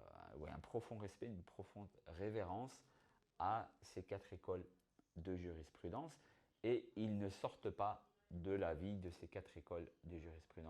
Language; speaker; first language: French; native; French